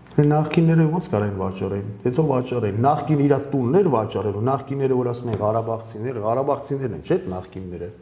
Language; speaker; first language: Armenian; early bilingual, heritage; Armenian